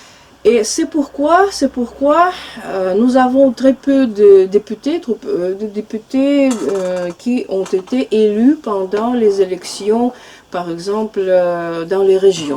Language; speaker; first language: French; non-native, fluent; Russian